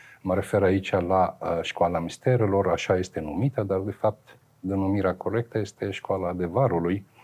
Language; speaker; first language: Romanian; non-native, fluent; Arabic